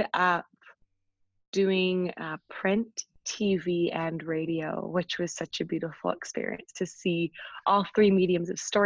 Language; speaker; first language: English; native; English